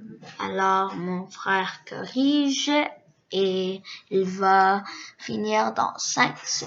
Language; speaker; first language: French; early bilingual, other home language; Korean